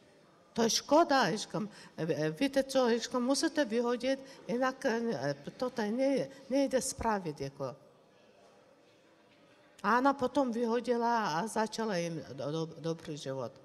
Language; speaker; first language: Czech; non-native, learner; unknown